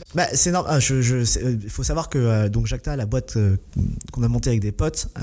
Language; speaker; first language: French; native; French